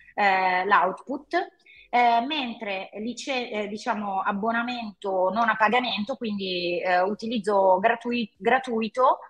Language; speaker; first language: Italian; native; Italian